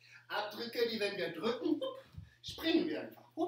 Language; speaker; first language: German; non-native, fluent; French